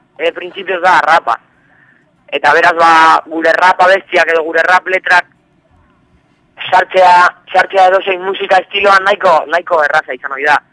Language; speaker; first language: Basque; non-native, local second language; Spanish